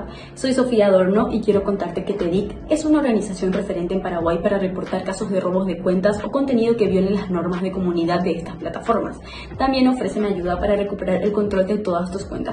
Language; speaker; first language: Spanish; native; Spanish